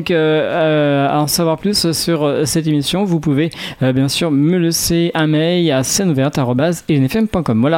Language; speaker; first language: French; native; French